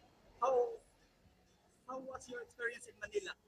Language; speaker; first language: English; non-native, local second language; Cebuano